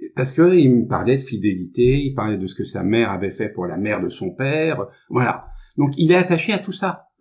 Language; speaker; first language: French; native; French